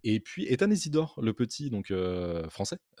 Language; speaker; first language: French; native; French